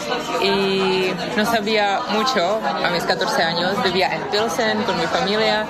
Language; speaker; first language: Spanish; non-native, fluent; Czech